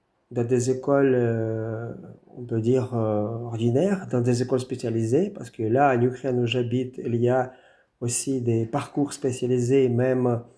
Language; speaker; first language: French; non-native, fluent; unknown